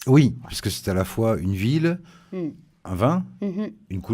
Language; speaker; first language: French; native; French